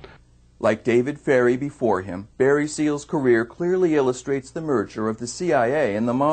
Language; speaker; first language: English; native; English